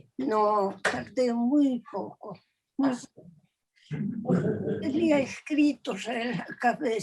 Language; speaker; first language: Spanish; early bilingual, other home language; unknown